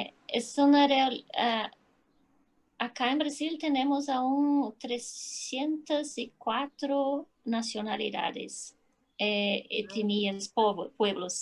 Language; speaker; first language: Spanish; non-native, learner; Portuguese